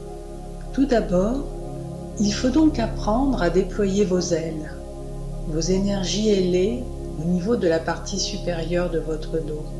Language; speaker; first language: French; native; French